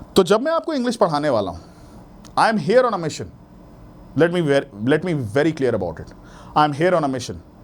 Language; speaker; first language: Hindi; native; Hindi